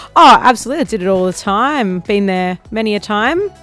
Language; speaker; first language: English; native; English